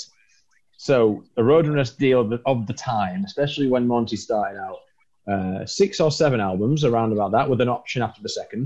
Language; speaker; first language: English; native; English